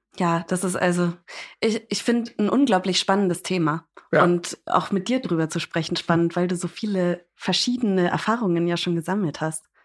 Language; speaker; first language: German; early bilingual, other home language; English